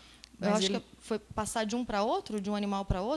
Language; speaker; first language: Portuguese; native; Portuguese